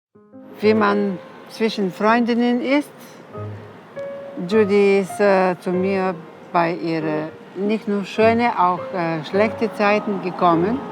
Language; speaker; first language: German; non-native, fluent; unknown